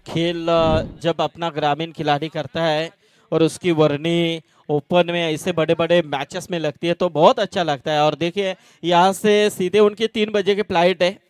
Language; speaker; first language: Hindi; non-native, local second language; Marathi